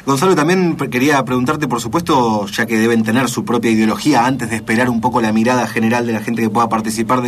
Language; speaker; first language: Spanish; native; Spanish